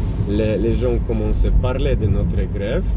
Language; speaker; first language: French; non-native, learner; Polish